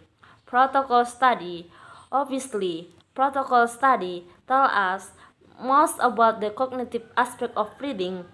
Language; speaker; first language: English; non-native, learner; Indonesian